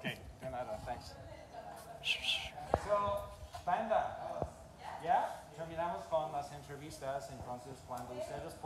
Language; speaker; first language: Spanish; non-native, learner; English